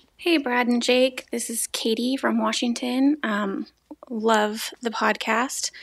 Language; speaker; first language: English; native; English